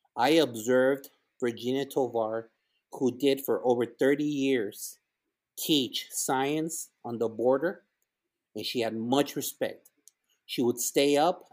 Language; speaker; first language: English; early bilingual, other home language; Spanish